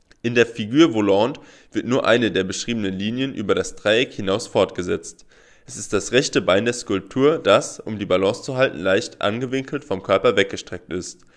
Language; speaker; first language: German; native; German